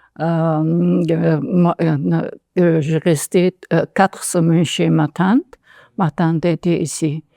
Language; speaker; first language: French; non-native, learner; Persian